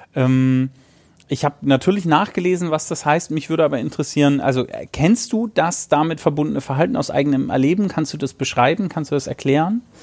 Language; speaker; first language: German; native; German